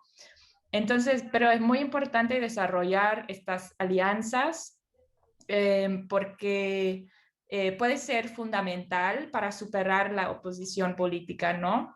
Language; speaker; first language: Spanish; non-native, fluent; English